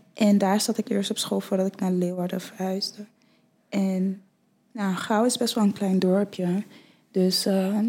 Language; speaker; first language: Dutch; early bilingual, other home language; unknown